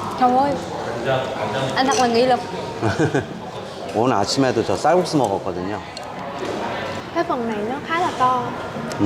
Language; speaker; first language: Vietnamese; native; Vietnamese